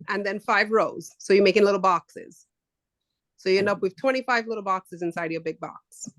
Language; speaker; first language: English; native; English